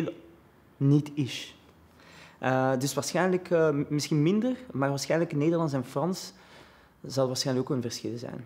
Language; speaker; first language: Dutch; early bilingual, other home language; Arabic